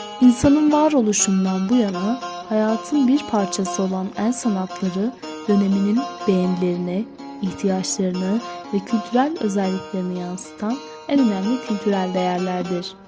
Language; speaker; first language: Turkish; native; Turkish